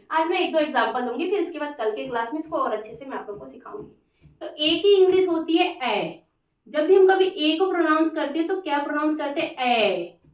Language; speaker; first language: Hindi; native; Hindi